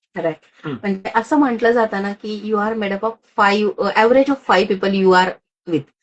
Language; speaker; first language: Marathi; native; Marathi